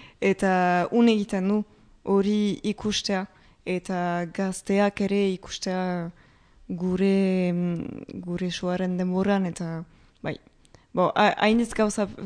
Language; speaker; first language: Basque; native; Basque